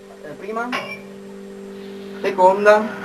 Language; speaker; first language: Italian; native; Italian